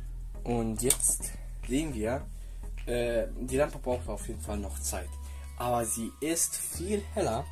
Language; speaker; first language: German; non-native, fluent; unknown